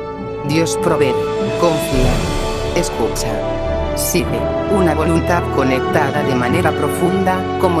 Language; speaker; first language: Spanish; native; Spanish